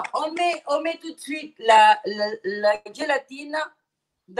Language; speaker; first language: French; non-native, fluent; Spanish